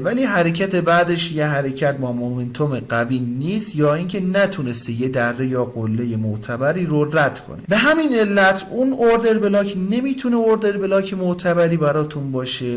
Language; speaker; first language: Persian; native; Persian